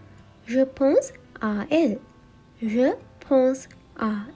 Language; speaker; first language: French; non-native, learner; Sinhala